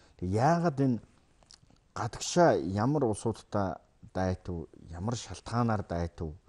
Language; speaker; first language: Mongolian; native; Mongolian